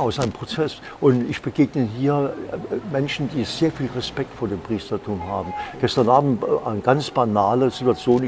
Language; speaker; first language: German; native; German